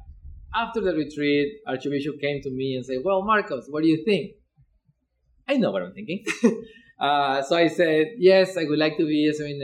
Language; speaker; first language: English; non-native, fluent; Spanish